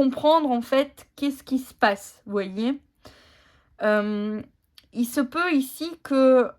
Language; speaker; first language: French; native; French